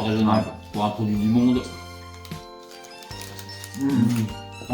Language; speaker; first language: French; native; French